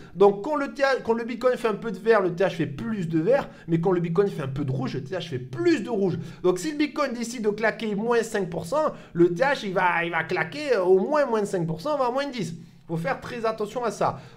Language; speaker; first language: French; native; French